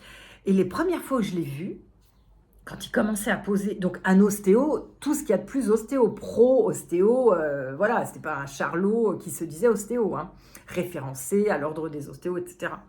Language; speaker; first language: French; native; French